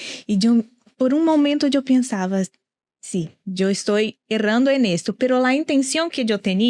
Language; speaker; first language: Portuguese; non-native, learner; Spanish